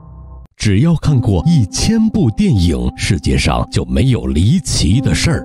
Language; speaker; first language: Chinese; native; Chinese